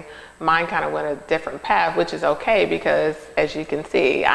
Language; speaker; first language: English; native; English